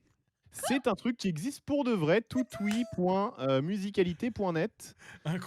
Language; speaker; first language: French; native; French